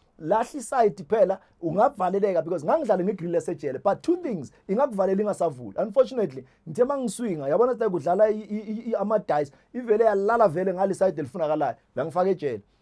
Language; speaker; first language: Zulu; native; Zulu